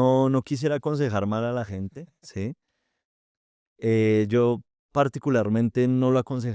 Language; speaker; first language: Spanish; native; Spanish